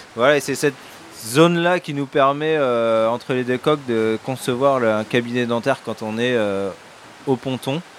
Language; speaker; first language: French; native; French